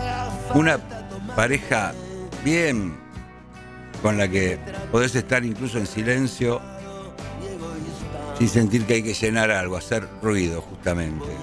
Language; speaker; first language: Spanish; native; Spanish